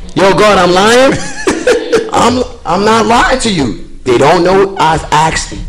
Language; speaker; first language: English; early bilingual, other home language; Spanish